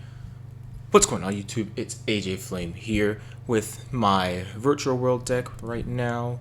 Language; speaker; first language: English; native; English